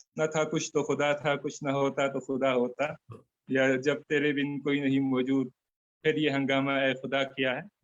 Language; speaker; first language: Urdu; non-native, fluent; Turkmen